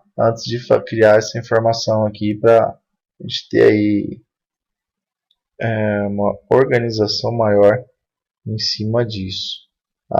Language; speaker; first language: Portuguese; native; Portuguese